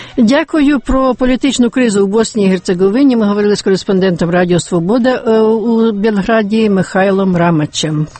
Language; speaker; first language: Ukrainian; native; Ukrainian